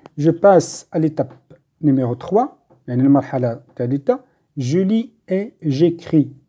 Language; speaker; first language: French; non-native, local second language; Arabic